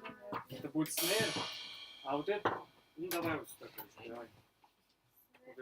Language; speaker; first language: Russian; native; Russian